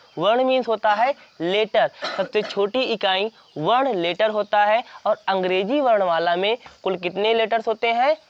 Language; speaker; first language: Hindi; native; Hindi